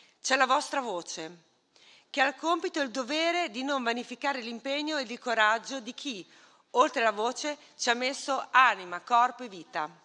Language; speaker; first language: Italian; native; Italian